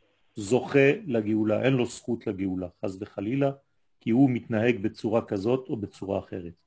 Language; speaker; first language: Hebrew; non-native, fluent; French